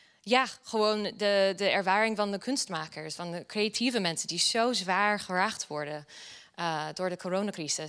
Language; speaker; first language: Dutch; non-native, fluent; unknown